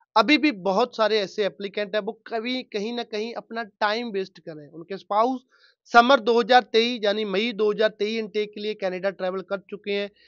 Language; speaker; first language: Hindi; non-native, local second language; Punjabi